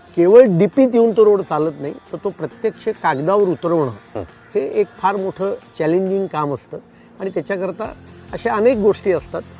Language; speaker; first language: Marathi; native; Marathi